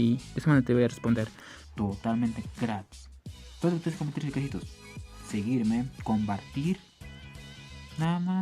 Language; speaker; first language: Spanish; non-native, local second language; Quechua